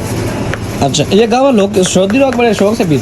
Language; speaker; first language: Hindi; native; Hindi